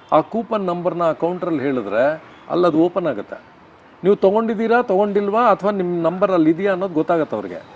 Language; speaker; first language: Kannada; native; Kannada